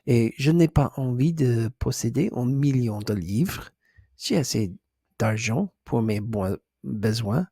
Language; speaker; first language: French; non-native, learner; English